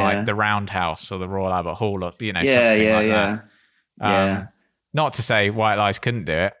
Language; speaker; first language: English; native; English